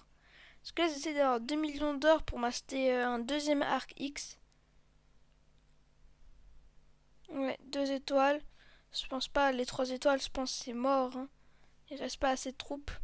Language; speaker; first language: French; native; French